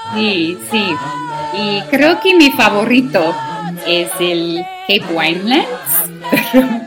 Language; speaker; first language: Spanish; non-native, learner; Afrikaans